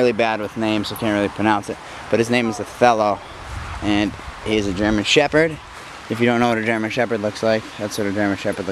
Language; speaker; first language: English; native; English